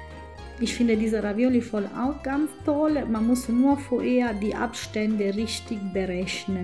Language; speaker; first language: German; non-native, fluent; Italian